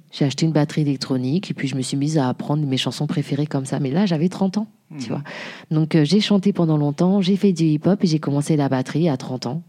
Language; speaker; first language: French; early bilingual, other home language; Haitian Creole